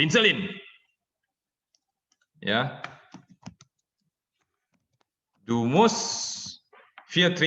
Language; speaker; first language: German; non-native, fluent; Indonesian